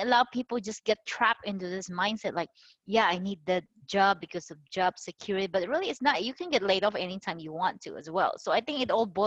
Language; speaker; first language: English; non-native, local second language; Filipino